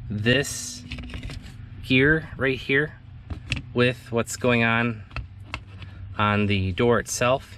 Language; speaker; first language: English; native; English